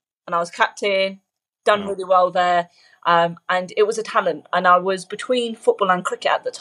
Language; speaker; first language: English; early bilingual, other home language; Punjabi